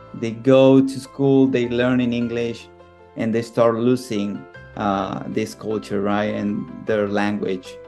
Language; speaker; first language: English; non-native, fluent; Spanish